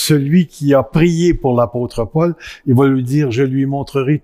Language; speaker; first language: French; native; French